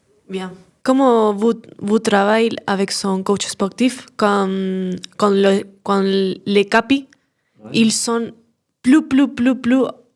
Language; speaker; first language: French; non-native, learner; Spanish